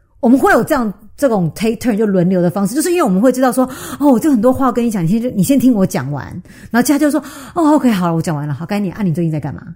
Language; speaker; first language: Chinese; native; Chinese